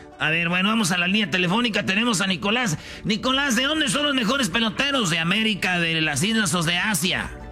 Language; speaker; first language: Spanish; native; Spanish